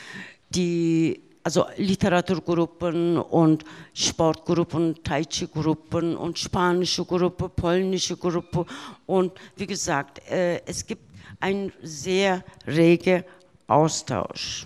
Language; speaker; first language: German; early bilingual, other home language; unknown